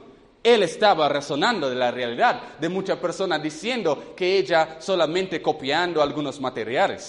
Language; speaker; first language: Spanish; non-native, fluent; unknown